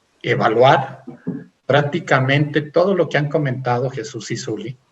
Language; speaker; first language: Spanish; native; Spanish